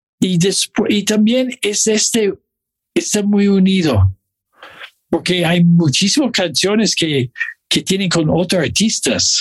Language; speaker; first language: Spanish; non-native, fluent; English